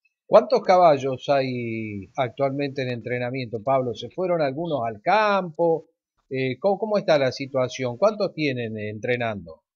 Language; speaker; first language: Spanish; native; Spanish